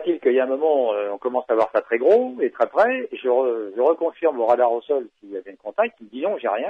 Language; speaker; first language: French; native; French